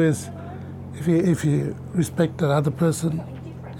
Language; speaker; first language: English; non-native, local second language; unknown